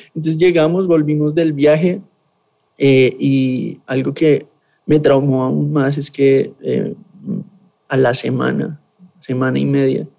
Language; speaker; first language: Spanish; native; Spanish